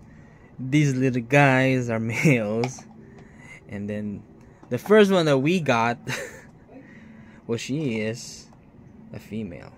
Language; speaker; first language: English; non-native, local second language; Filipino